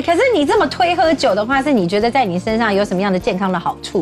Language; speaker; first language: Chinese; native; Chinese